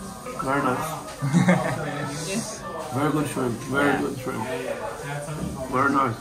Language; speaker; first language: English; non-native, fluent; Portuguese